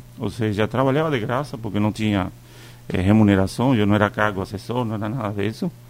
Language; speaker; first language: Portuguese; non-native, fluent; Spanish